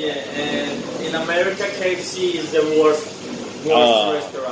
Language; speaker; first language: English; non-native, learner; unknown